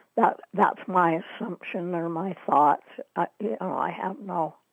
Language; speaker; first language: English; native; English